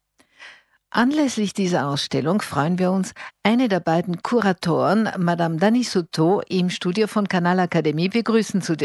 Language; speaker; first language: German; native; German